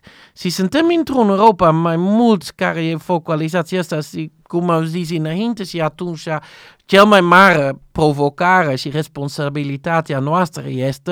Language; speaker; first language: Romanian; non-native, learner; Dutch